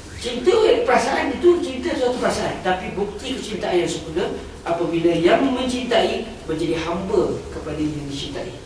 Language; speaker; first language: Malay; native; Malay